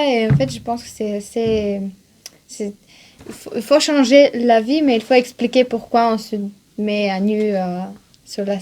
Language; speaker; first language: French; non-native, fluent; Bulgarian